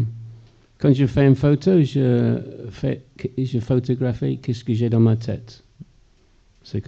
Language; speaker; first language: French; non-native, fluent; English